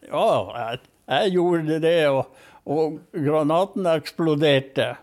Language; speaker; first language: Norwegian; native; Norwegian